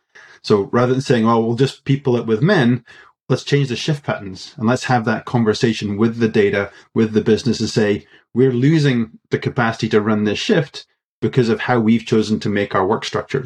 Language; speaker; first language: English; native; English